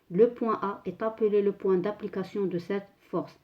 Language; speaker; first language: French; non-native, local second language; Arabic